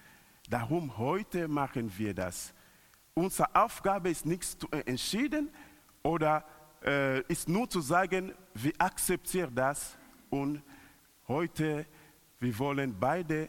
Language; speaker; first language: German; non-native, learner; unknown